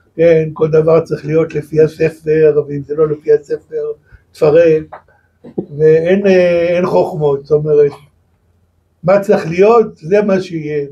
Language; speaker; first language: Hebrew; native; Hebrew